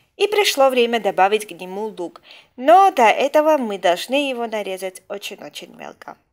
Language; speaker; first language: Russian; non-native, local second language; Georgian